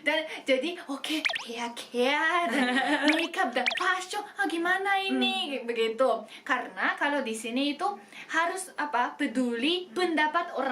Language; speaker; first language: Indonesian; non-native, fluent; Japanese